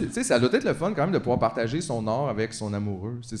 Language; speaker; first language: French; native; French